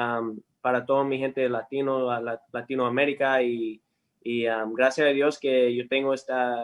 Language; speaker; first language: Spanish; early bilingual, heritage; English